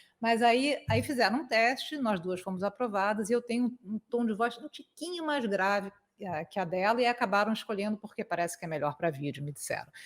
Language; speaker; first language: Portuguese; native; Portuguese